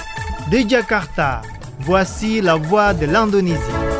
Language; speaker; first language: French; non-native, fluent; Indonesian